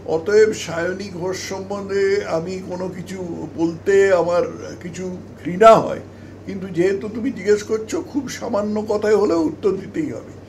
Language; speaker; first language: Bangla; native; Bangla